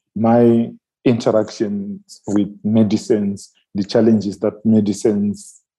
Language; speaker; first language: English; non-native, local second language; Shona